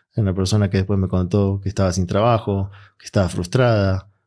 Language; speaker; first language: Spanish; native; Spanish